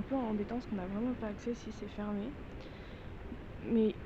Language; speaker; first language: French; native; French